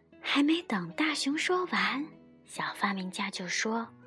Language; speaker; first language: Chinese; native; Chinese